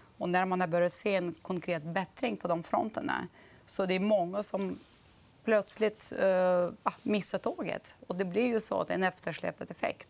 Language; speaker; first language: Swedish; non-native, fluent; Russian